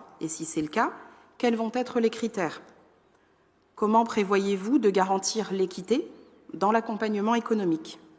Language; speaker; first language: French; native; French